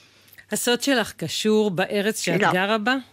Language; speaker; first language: Hebrew; native; Hebrew